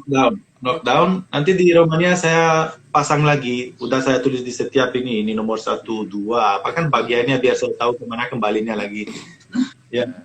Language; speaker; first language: Indonesian; non-native, fluent; Romanian